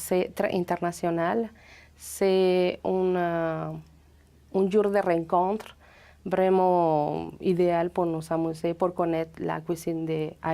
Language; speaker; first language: French; non-native, fluent; Spanish